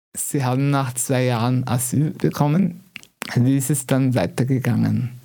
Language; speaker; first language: German; native; German